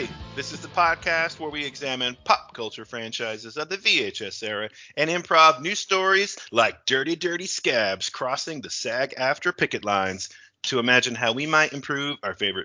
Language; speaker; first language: English; native; English